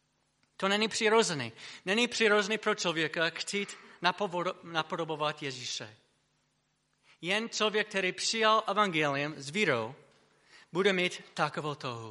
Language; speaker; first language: Czech; non-native, fluent; English